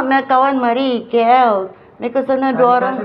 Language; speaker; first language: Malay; non-native, local second language; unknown